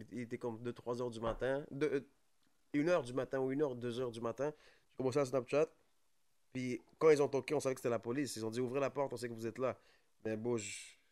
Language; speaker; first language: French; early bilingual, other home language; Arabic